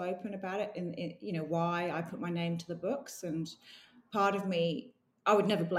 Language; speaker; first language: English; native; English